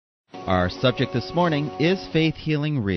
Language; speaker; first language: English; native; English